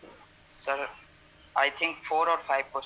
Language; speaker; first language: English; non-native, learner; Hindi